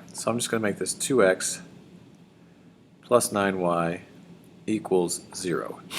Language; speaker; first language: English; native; English